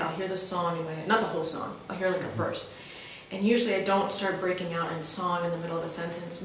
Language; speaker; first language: English; early bilingual, other home language; Russian